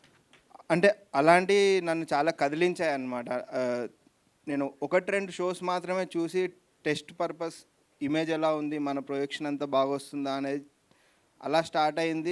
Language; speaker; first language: Telugu; native; Telugu